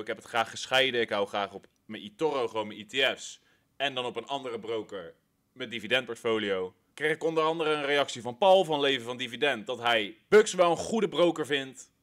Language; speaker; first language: Dutch; native; Dutch